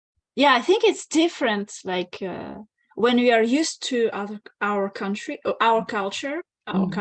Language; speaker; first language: English; non-native, fluent; Russian